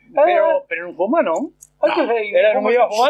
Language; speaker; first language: Spanish; non-native, local second language; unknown